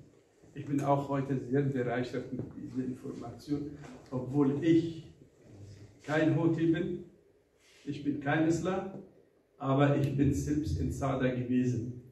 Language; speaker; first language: German; non-native, fluent; Arabic